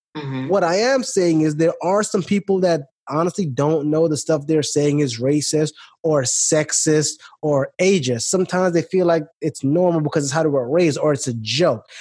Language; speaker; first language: English; native; English